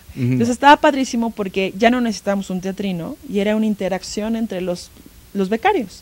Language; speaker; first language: Spanish; native; Spanish